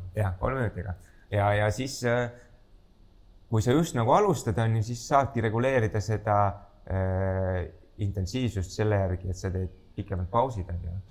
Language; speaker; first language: Estonian; native; Estonian